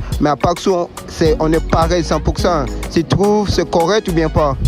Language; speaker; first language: French; non-native, fluent; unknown